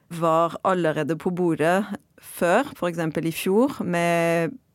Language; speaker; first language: Norwegian; non-native, fluent; French